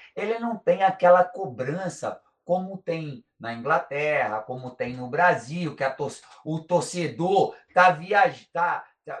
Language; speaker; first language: Portuguese; native; Portuguese